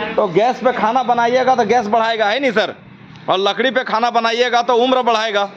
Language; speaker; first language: Hindi; native; Hindi